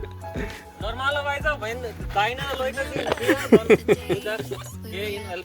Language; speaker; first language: German; non-native, learner; Nepali